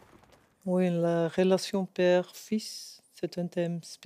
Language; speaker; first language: French; non-native, fluent; Dutch